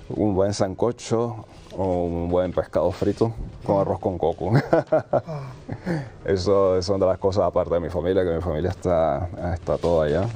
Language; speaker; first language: Spanish; native; Spanish